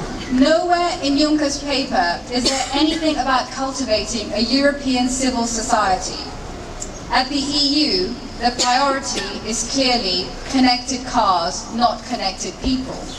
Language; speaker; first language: English; native; English